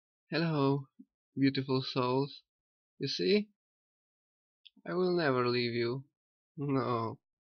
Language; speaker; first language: English; non-native, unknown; Polish